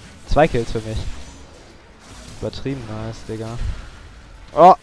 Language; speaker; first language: German; native; German